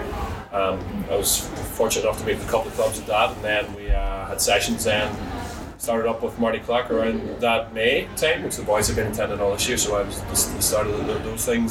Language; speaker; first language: English; native; English